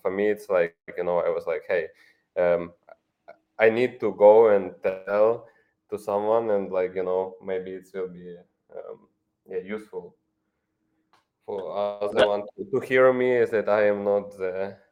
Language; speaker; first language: English; non-native, fluent; Ukrainian